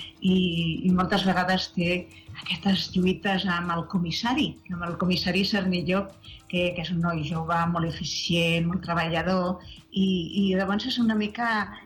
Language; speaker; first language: Catalan; native; Catalan